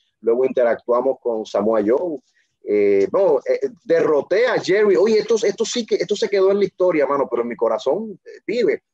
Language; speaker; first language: Spanish; native; Spanish